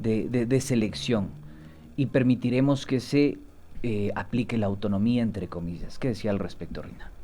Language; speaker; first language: Spanish; native; Spanish